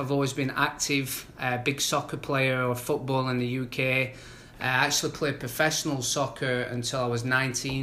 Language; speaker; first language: English; native; English